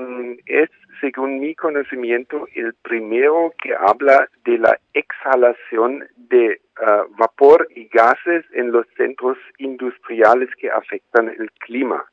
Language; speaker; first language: Spanish; non-native, fluent; German